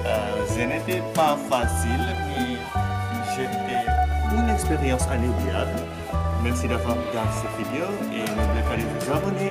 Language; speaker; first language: French; non-native, learner; Indonesian